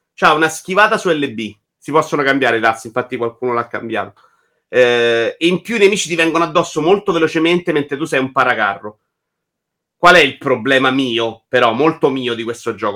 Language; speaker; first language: Italian; native; Italian